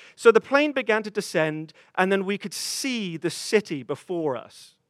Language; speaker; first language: English; native; English